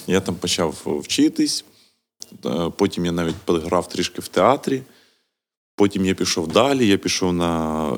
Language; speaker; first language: Ukrainian; non-native, local second language; Russian